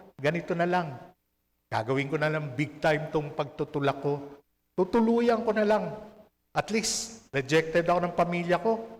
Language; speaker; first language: Filipino; native; Filipino